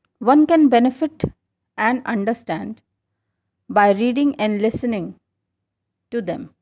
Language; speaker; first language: English; non-native, local second language; Hindi